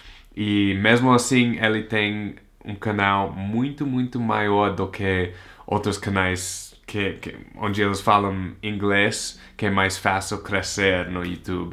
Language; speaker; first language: Portuguese; non-native, learner; English